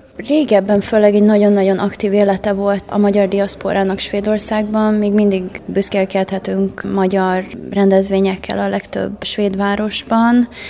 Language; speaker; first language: Hungarian; early bilingual, heritage; Hungarian